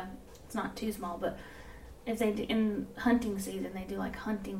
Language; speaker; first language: English; native; English